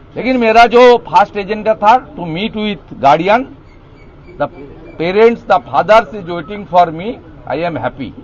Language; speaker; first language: Hindi; non-native, local second language; Bangla